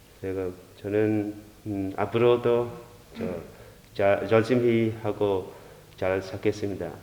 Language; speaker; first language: Korean; non-native, learner; Vietnamese